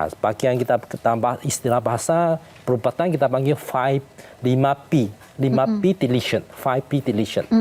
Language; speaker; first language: Malay; non-native, local second language; Chinese